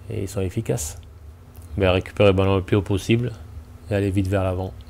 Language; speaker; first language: French; native; French